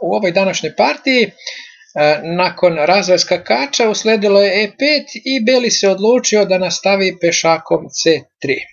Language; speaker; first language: Serbian; native; Serbian